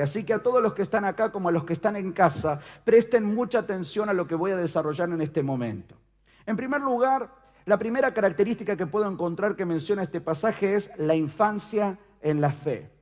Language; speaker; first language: Spanish; native; Spanish